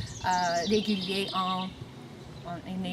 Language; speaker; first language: French; non-native, local second language; English